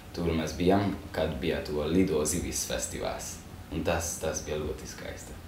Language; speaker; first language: Latvian; non-native, learner; Hungarian